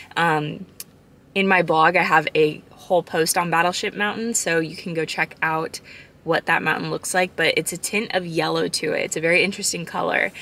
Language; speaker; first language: English; native; English